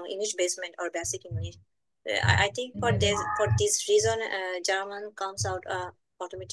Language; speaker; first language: English; non-native, learner; Bangla